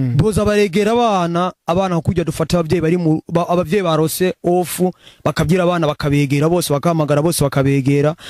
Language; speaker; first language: Rundi; early bilingual, heritage; Rundi